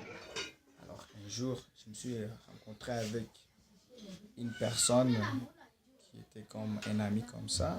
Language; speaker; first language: French; non-native, local second language; Swahili